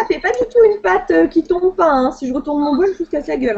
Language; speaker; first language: French; native; French